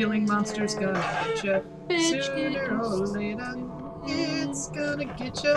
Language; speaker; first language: English; native; English